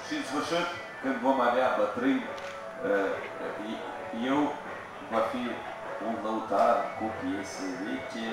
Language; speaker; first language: Romanian; non-native, local second language; Russian